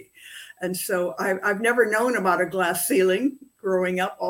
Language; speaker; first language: English; native; English